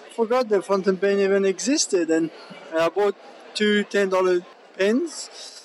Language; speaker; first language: English; non-native, fluent; French